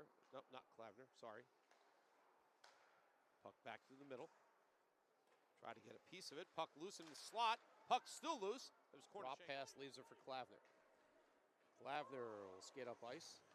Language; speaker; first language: English; native; English